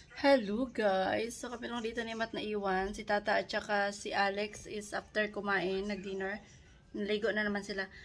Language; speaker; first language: Filipino; native; Filipino